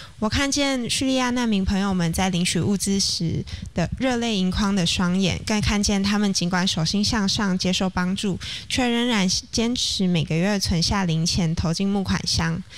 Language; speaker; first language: Chinese; native; Chinese